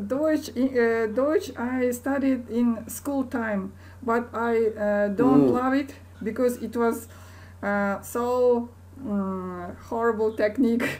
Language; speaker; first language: English; non-native, learner; Kazakh